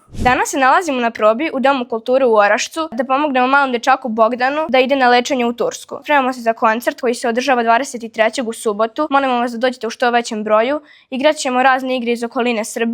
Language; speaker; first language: Bosnian; native; Bosnian